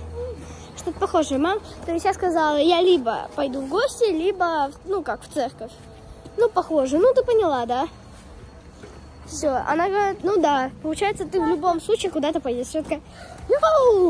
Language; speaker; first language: Russian; early bilingual, heritage; Russian